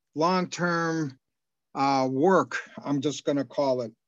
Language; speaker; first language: English; native; English